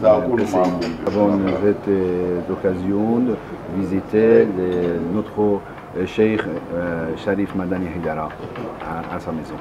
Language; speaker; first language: French; non-native, learner; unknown